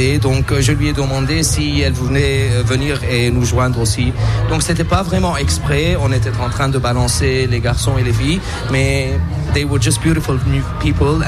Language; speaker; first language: French; non-native, local second language; Armenian